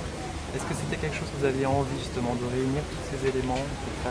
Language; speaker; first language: French; native; French